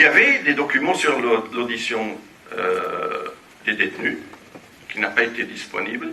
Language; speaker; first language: French; non-native, local second language; Arabic